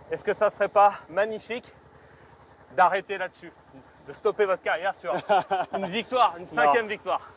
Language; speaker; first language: French; native; French